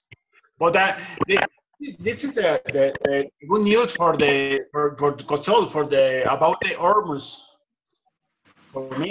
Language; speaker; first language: English; non-native, learner; Spanish